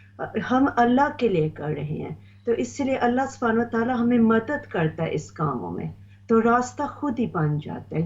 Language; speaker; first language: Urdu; early bilingual, heritage; Urdu